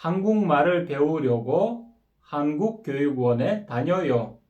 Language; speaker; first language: Korean; non-native, fluent; Kyrgyz